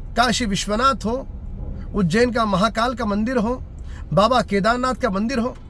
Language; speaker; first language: Hindi; non-native, local second language; Marathi